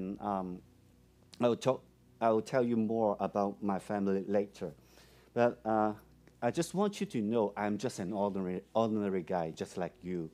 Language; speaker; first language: English; non-native, local second language; Cantonese